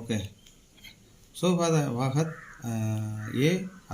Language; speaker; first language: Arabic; non-native, learner; Tamil